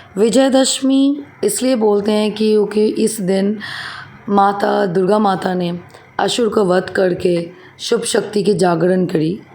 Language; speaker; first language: Hindi; non-native, local second language; Bangla